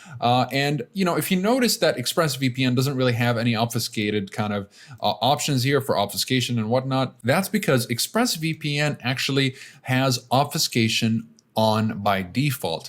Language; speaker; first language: English; native; English